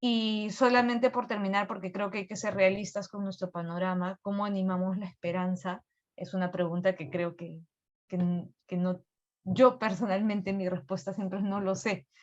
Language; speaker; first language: Spanish; native; Spanish